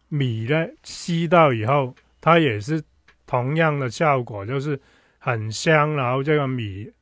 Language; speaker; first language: Chinese; non-native, local second language; Cantonese